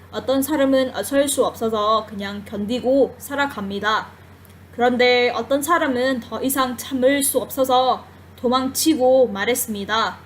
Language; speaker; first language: Korean; non-native, fluent; Vietnamese